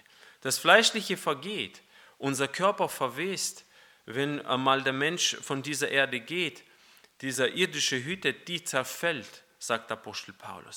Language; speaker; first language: German; non-native, fluent; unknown